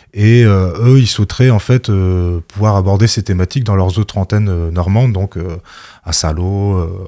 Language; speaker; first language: French; native; French